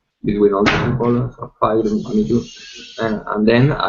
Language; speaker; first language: English; non-native, learner; Spanish